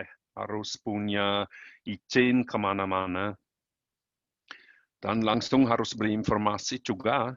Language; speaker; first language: Indonesian; non-native, learner; German